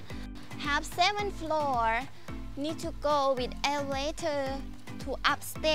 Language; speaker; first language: English; non-native, learner; Thai